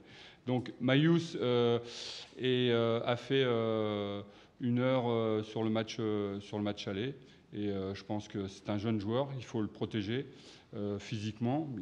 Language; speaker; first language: French; native; French